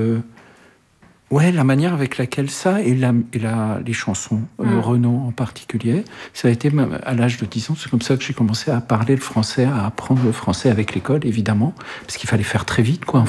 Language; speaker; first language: French; early bilingual, other home language; Arabic